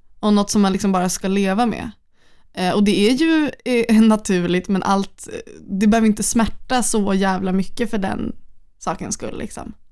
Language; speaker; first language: Swedish; native; Swedish